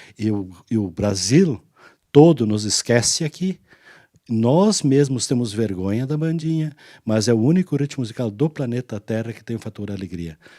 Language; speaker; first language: Portuguese; non-native, local second language; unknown